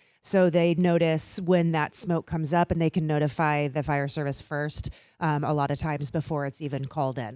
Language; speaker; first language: English; native; English